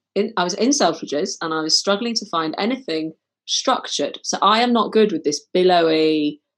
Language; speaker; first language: English; native; English